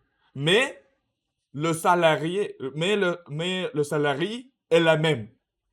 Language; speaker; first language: French; non-native, learner; Russian